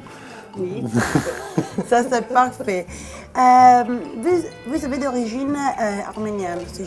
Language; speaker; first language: French; non-native, learner; Italian